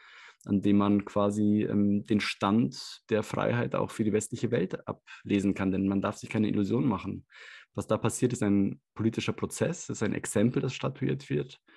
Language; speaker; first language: German; native; German